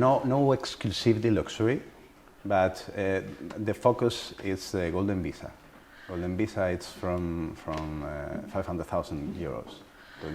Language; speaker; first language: English; non-native, learner; Spanish